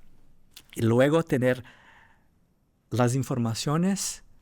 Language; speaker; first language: Spanish; non-native, fluent; Portuguese